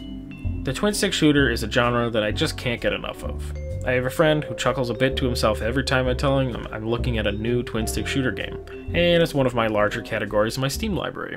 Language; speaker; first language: English; native; English